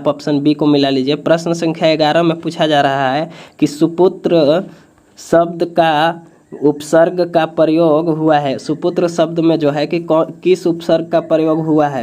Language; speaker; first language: Hindi; native; Hindi